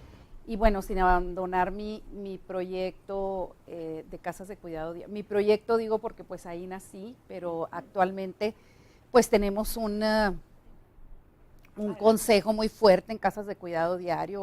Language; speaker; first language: Spanish; native; Spanish